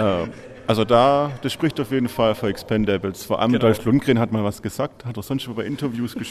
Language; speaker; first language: German; native; German